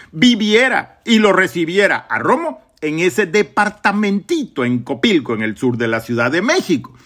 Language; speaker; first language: Spanish; native; Spanish